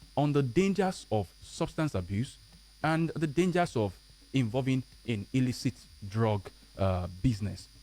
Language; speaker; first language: English; non-native, local second language; Yoruba